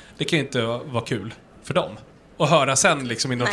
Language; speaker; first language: Swedish; native; Swedish